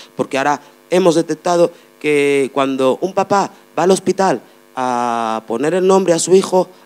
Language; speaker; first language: Spanish; non-native, fluent; Arabic